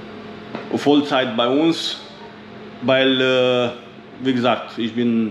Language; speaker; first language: German; non-native, fluent; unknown